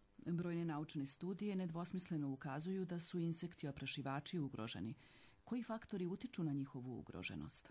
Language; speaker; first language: Serbian; native; Serbian